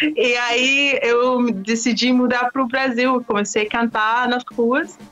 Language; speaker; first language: Portuguese; non-native, fluent; English